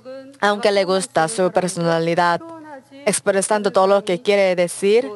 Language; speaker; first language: Spanish; non-native, learner; Korean